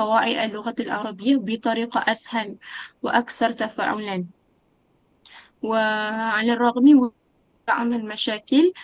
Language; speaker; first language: Arabic; non-native, learner; Malay